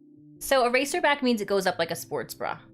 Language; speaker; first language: English; native; English